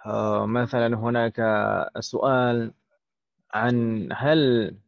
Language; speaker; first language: Arabic; non-native, fluent; Indonesian